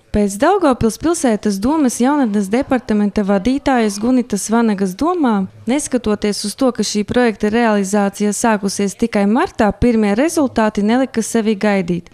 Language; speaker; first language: Latvian; non-native, local second language; Russian